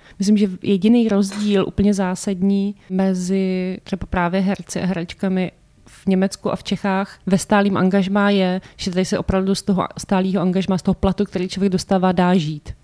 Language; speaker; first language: Czech; native; Czech